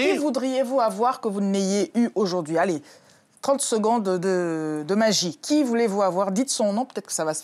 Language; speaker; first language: French; native; French